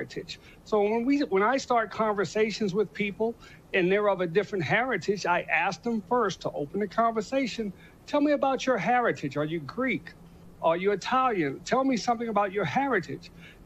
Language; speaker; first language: English; native; English